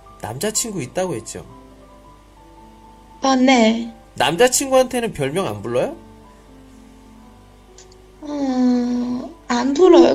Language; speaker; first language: Korean; non-native, learner; Chinese